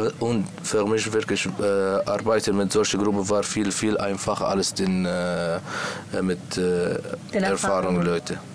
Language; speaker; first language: German; non-native, learner; Arabic